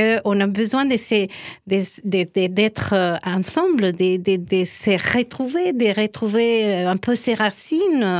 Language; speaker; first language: French; non-native, fluent; Spanish